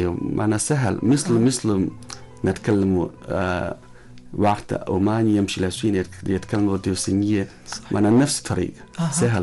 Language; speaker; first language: Arabic; non-native, learner; Chinese